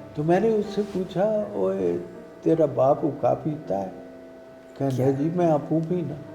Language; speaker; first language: Urdu; non-native, local second language; Punjabi